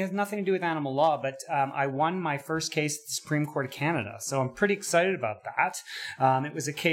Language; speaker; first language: English; native; English